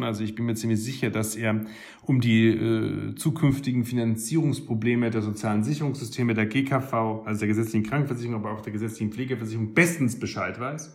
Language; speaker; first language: German; native; German